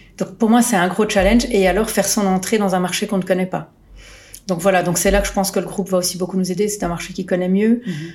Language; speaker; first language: French; early bilingual, other home language; Portuguese